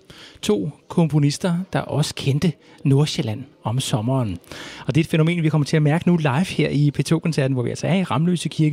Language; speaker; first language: Danish; native; Danish